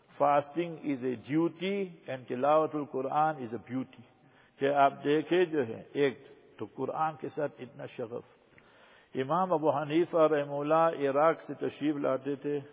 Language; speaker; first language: Urdu; non-native, local second language; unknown